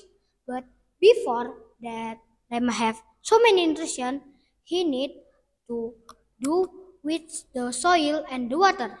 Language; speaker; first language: English; non-native, learner; Indonesian